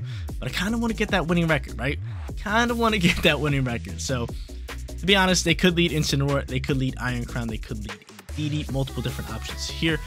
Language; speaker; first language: English; native; English